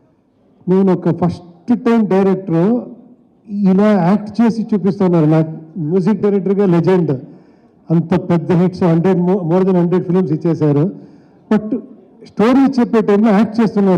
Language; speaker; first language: Telugu; non-native, learner; Kannada